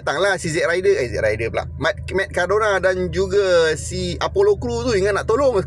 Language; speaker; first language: Malay; native; Malay